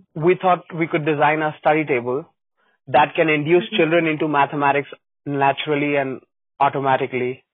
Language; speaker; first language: English; non-native, local second language; Hindi